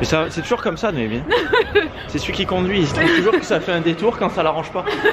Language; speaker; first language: French; native; French